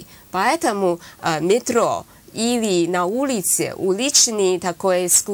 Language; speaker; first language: Russian; non-native, learner; Chinese